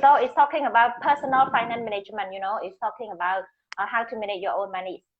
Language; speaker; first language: English; non-native, fluent; Khmer